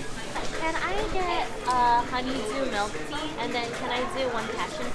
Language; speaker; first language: English; native; English